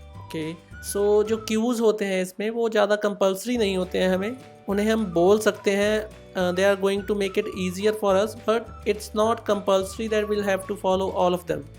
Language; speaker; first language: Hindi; non-native, local second language; Punjabi